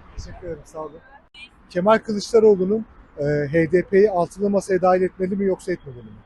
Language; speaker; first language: Turkish; native; Turkish